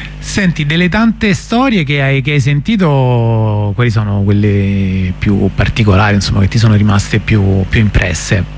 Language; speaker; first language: Italian; native; Italian